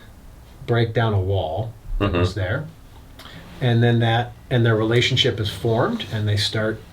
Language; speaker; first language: English; native; English